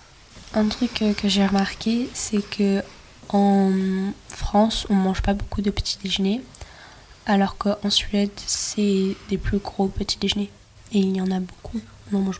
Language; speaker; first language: French; non-native, learner; Swedish